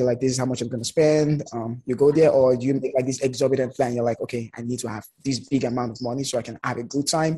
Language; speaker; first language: English; non-native, local second language; Yoruba